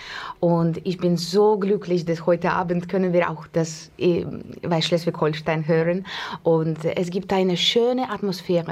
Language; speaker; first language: German; non-native, learner; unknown